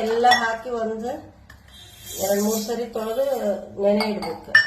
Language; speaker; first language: Kannada; native; Kannada